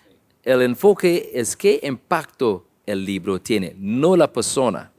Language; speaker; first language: Spanish; non-native, learner; English